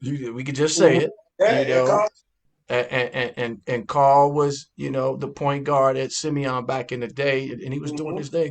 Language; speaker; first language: English; native; English